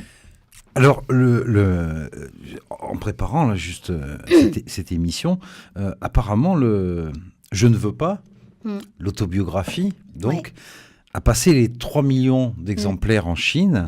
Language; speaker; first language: French; native; French